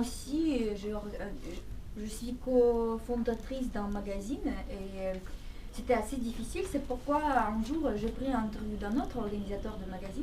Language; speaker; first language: French; non-native, fluent; Russian